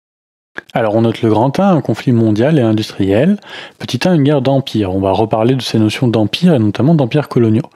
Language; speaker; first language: French; native; French